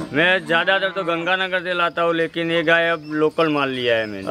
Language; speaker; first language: Hindi; non-native, local second language; Gujarati